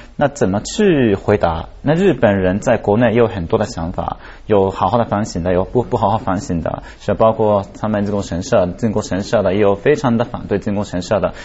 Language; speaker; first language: Chinese; non-native, fluent; Japanese